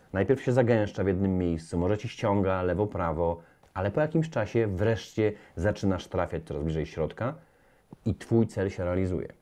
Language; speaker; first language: Polish; native; Polish